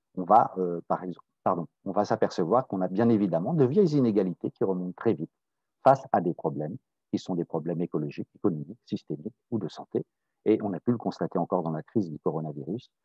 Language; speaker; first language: French; native; French